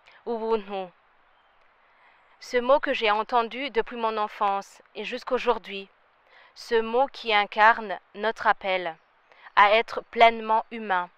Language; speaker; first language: French; non-native, local second language; Rundi